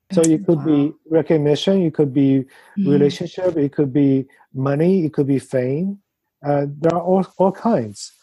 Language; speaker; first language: English; non-native, fluent; Chinese